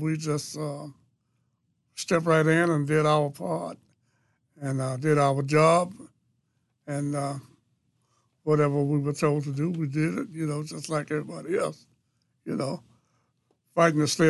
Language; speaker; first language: English; native; English